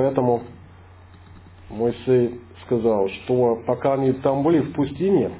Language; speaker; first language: Russian; non-native, fluent; English